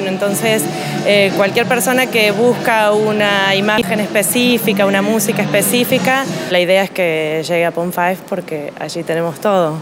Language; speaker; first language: Spanish; native; Spanish